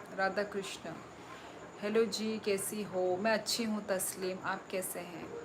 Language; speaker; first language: Hindi; non-native, local second language; Kok Borok